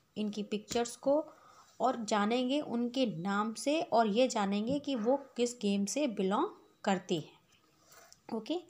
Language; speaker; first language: Hindi; native; Hindi